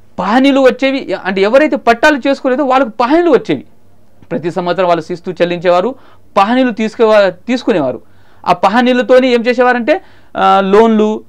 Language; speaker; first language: Telugu; non-native, local second language; Marathi